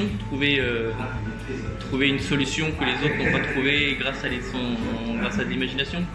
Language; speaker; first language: French; native; French